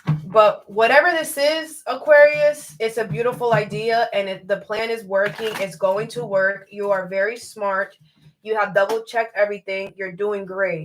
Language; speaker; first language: English; native; English